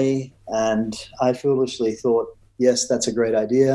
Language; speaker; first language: English; native; English